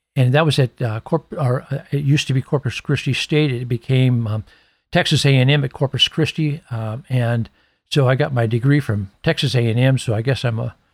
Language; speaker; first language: English; native; English